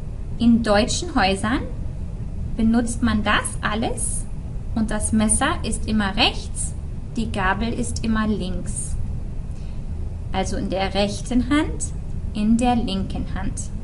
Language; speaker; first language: German; non-native, fluent; English